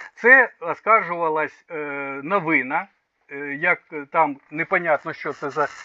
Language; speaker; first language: Ukrainian; non-native, local second language; Russian